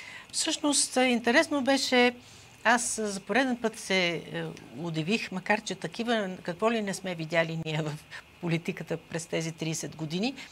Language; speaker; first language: Bulgarian; native; Bulgarian